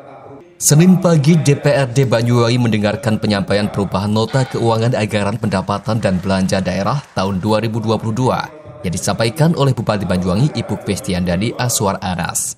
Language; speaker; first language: Indonesian; native; Indonesian